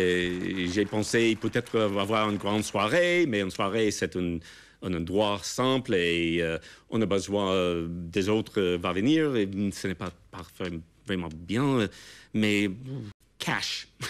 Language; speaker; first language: French; non-native, fluent; English